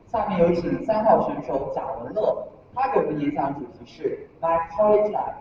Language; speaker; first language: Chinese; native; Chinese